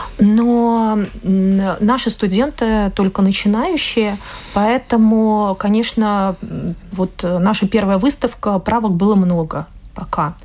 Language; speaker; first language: Russian; native; Russian